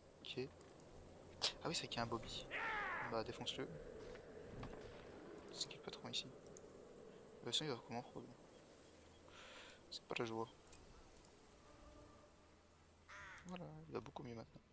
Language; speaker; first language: French; native; French